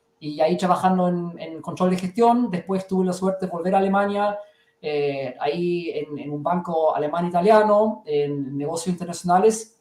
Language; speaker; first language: Spanish; early bilingual, heritage; German